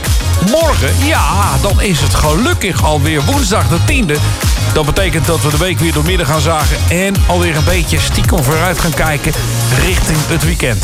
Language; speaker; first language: Dutch; native; Dutch